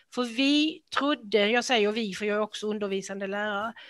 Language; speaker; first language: Swedish; native; Swedish